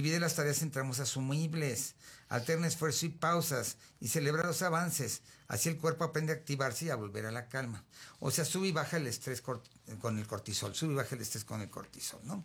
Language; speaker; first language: Spanish; native; Spanish